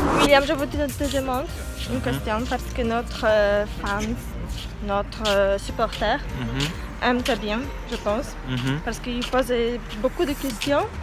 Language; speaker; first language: French; non-native, learner; Polish